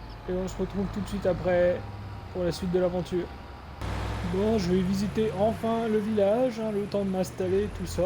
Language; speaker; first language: French; native; French